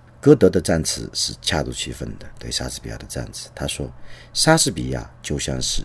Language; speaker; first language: Chinese; native; Chinese